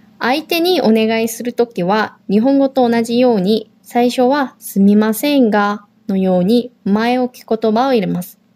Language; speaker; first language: Japanese; non-native, fluent; Korean